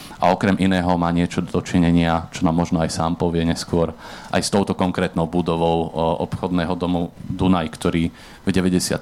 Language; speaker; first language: Slovak; native; Slovak